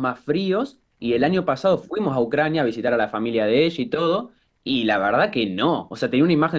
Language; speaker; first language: Spanish; native; Spanish